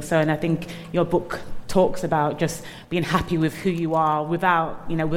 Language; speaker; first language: English; native; English